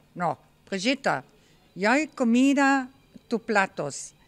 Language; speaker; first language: Spanish; non-native, learner; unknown